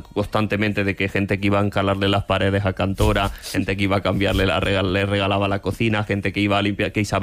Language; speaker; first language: Spanish; native; Spanish